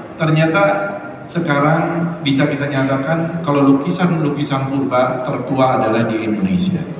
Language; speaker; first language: Indonesian; native; Indonesian